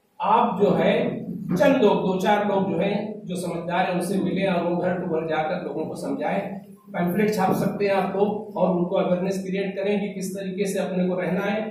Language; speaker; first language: Urdu; native; Urdu